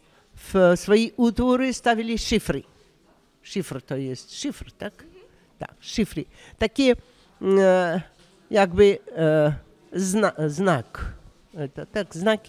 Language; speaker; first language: Polish; non-native, learner; Russian